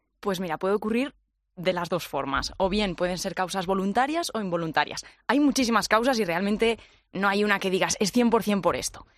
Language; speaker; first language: Spanish; native; Spanish